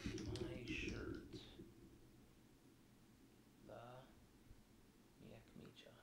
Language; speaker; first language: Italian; non-native, learner; English